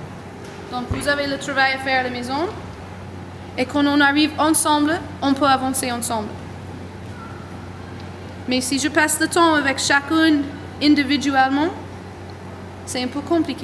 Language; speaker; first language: French; non-native, learner; English